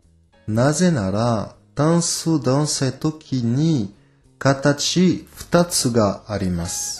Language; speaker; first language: Japanese; non-native, fluent; French